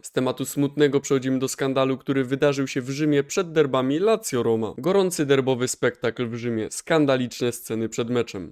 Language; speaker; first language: Polish; native; Polish